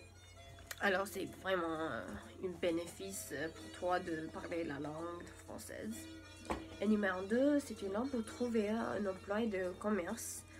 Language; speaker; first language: French; non-native, learner; English